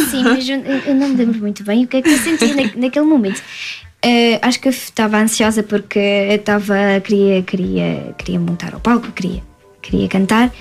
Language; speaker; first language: Portuguese; early bilingual, heritage; French